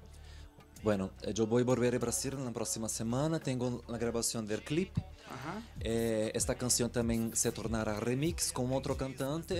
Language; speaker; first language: Spanish; non-native, learner; Portuguese